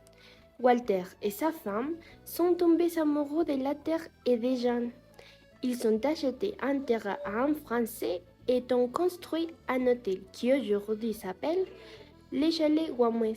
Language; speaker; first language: French; non-native, learner; Spanish